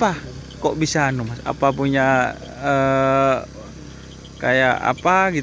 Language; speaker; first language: Indonesian; non-native, local second language; Madurese